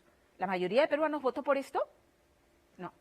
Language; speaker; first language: Spanish; native; Spanish